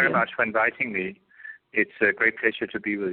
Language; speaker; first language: English; non-native, fluent; Danish